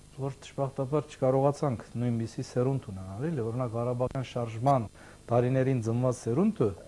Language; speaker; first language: Armenian; early bilingual, heritage; Armenian